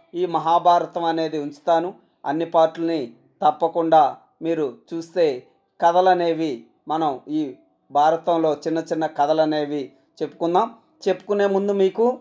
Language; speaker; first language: Telugu; native; Telugu